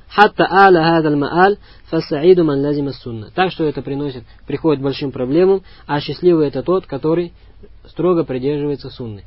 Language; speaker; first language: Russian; non-native, local second language; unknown